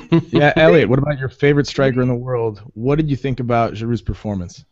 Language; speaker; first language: English; native; English